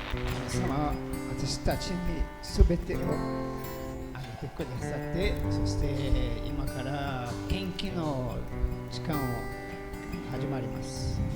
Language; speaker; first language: Japanese; early bilingual, heritage; Portuguese